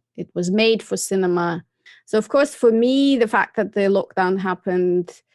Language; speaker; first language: English; non-native, fluent; Russian